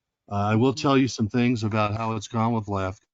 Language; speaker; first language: English; native; English